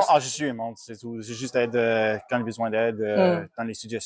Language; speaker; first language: French; non-native, local second language; English